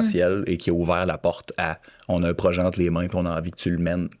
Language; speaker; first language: French; native; French